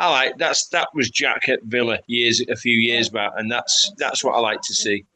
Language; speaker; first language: English; native; English